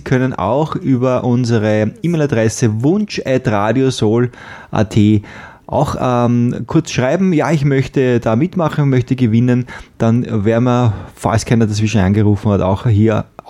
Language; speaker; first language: German; native; German